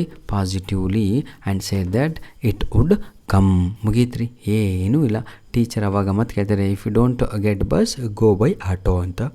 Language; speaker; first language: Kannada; native; Kannada